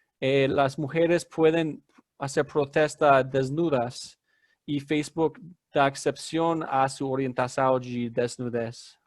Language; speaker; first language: Spanish; non-native, fluent; English